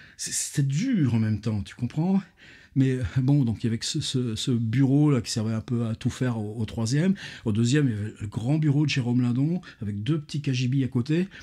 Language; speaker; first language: French; native; French